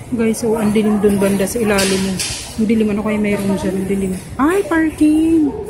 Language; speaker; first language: Filipino; non-native, local second language; Cebuano